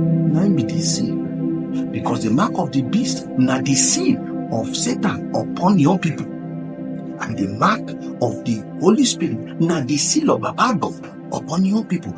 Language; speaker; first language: Nigerian Pidgin; non-native, local second language; Igbo